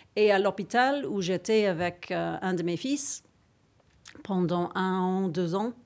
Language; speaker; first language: French; non-native, fluent; English